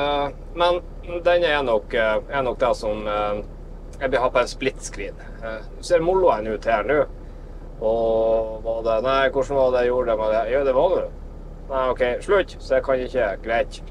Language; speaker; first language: Norwegian; native; Norwegian